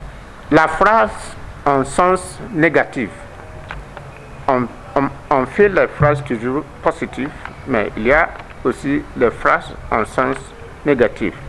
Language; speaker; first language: French; non-native, learner; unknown